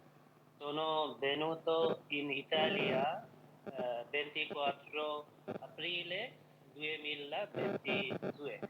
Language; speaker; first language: Italian; non-native, learner; Bangla